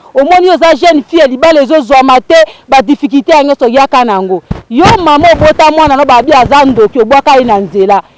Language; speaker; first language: Lingala; non-native, local second language; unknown